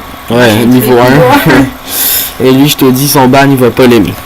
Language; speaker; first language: French; native; French